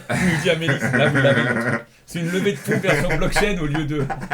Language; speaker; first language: French; native; French